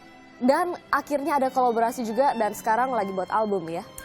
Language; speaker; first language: Indonesian; native; Indonesian